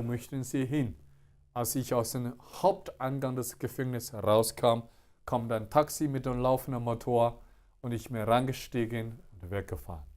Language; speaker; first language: German; non-native, fluent; Chinese